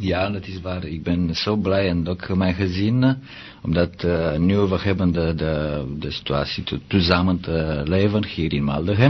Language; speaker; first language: Dutch; non-native, learner; Romanian